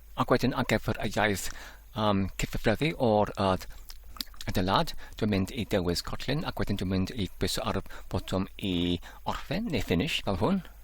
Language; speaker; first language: Welsh; non-native, learner; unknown